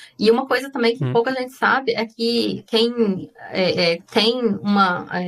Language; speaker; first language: Portuguese; native; Portuguese